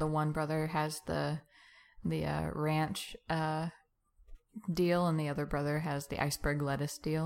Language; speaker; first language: English; native; English